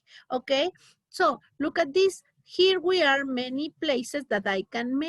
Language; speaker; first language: English; non-native, learner; Spanish